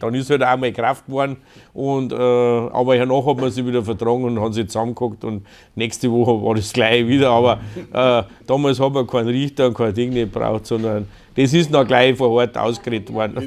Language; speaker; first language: German; native; German